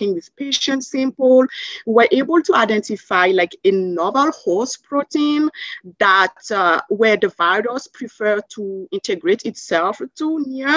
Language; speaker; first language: English; non-native, fluent; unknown